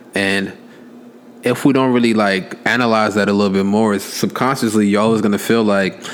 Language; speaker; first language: English; native; English